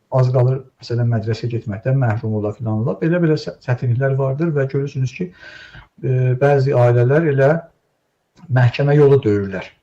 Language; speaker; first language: Azerbaijani; native; Azerbaijani